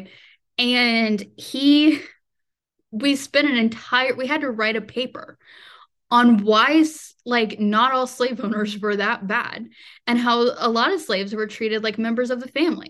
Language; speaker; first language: English; native; English